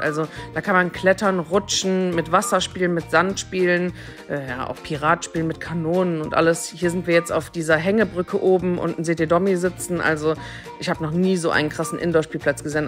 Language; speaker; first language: German; native; German